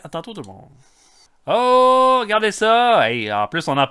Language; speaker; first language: French; native; French